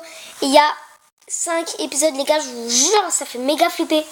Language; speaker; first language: French; native; French